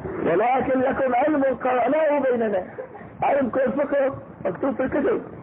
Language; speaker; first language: Arabic; native; Arabic